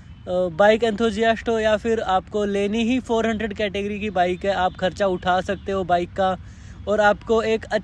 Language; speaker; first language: Hindi; native; Hindi